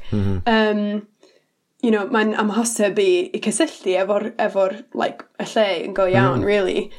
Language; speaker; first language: Welsh; non-native, learner; English